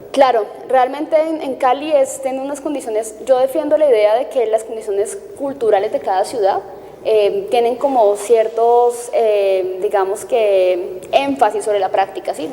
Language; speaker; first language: Spanish; native; Spanish